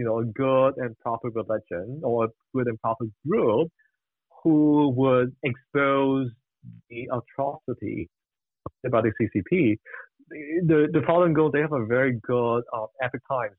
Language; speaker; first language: English; non-native, local second language; Cantonese